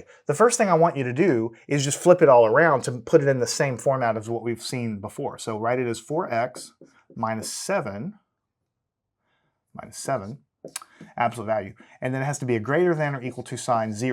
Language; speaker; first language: English; native; English